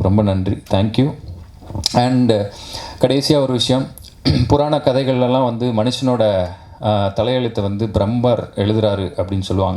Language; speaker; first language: Tamil; native; Tamil